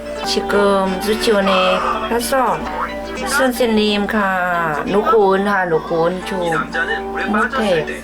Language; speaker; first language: Korean; non-native, learner; Vietnamese